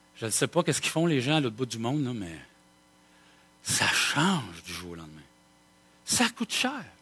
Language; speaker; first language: French; native; French